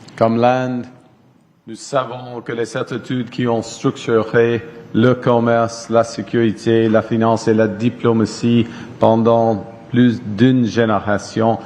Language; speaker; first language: French; non-native, local second language; English